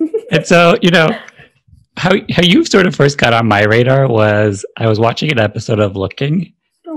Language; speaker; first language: English; native; English